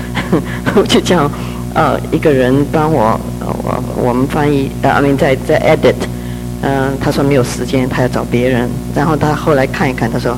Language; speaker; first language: Chinese; early bilingual, heritage; Chinese